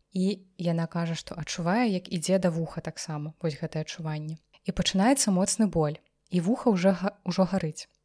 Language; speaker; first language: Belarusian; non-native, local second language; Russian